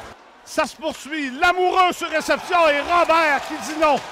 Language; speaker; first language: French; native; French